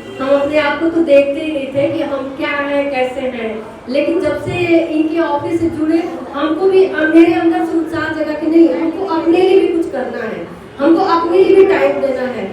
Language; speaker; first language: Hindi; native; Hindi